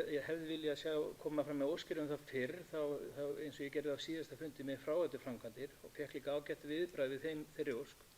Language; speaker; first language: Icelandic; native; Icelandic